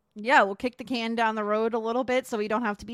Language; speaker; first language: English; native; English